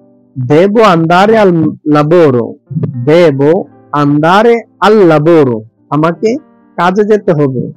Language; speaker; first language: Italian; non-native, learner; Bangla